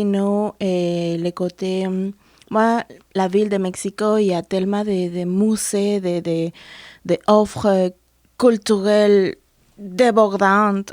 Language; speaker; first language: French; non-native, fluent; Spanish